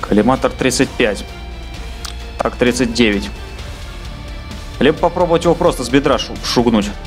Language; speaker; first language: Russian; native; Russian